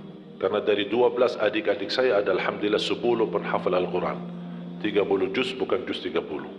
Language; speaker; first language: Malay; non-native, fluent; Arabic